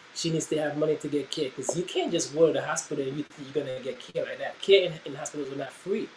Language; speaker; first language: English; early bilingual, other home language; Haitian Creole